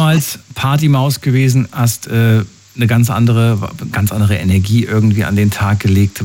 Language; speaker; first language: German; native; German